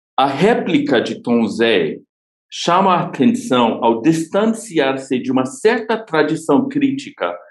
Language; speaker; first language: Portuguese; non-native, fluent; English